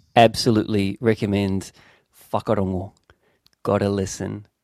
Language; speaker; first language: English; native; English